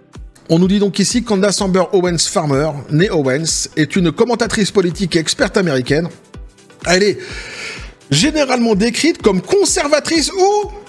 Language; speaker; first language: French; native; French